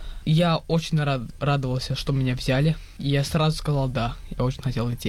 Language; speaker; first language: Russian; early bilingual, heritage; Russian